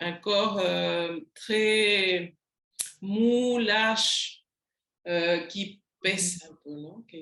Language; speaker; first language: French; non-native, learner; Spanish